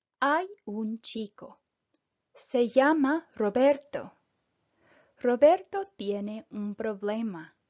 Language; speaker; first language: Spanish; non-native, fluent; English